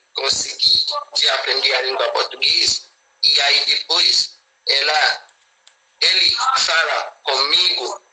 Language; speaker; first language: Portuguese; non-native, fluent; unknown